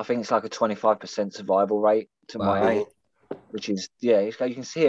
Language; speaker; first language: English; native; English